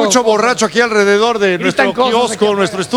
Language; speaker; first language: Spanish; native; Spanish